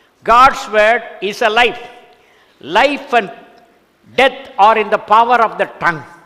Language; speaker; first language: English; non-native, local second language; Tamil